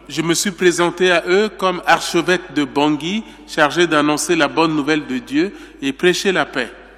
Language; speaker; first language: French; non-native, local second language; Sango